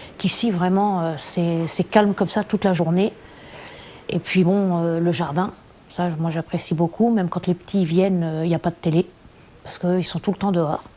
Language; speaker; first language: French; native; French